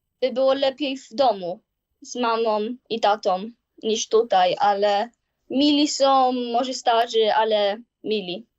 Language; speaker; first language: Polish; early bilingual, heritage; Polish